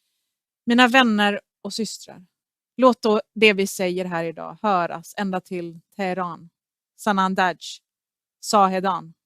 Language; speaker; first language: Swedish; early bilingual, other home language; Persian